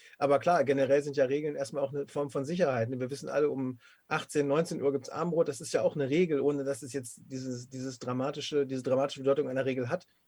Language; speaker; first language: German; native; German